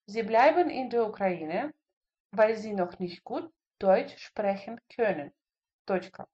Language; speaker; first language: German; non-native, fluent; Russian